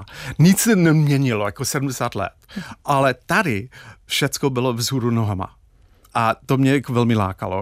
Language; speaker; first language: Czech; non-native, fluent; English